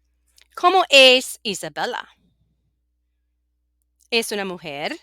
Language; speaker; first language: Spanish; non-native, fluent; English